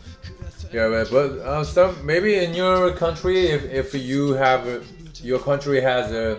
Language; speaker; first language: English; non-native, learner; Korean